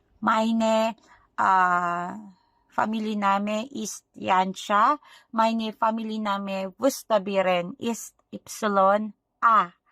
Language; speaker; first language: German; non-native, learner; Filipino